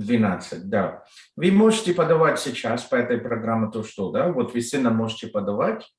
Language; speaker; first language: Russian; non-native, learner; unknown